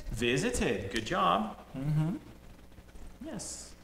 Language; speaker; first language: English; non-native, fluent; Portuguese